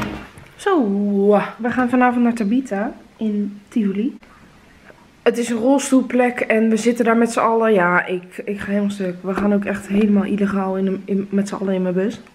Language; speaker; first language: Dutch; native; Dutch